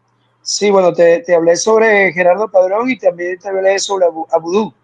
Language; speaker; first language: Spanish; native; Spanish